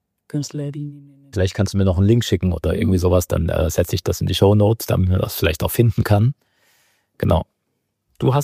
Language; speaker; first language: German; native; German